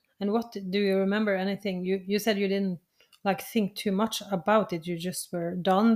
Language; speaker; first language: English; non-native, fluent; Norwegian